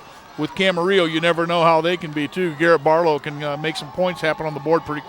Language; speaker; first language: English; native; English